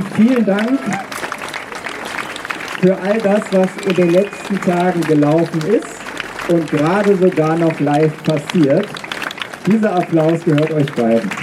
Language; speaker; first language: German; native; German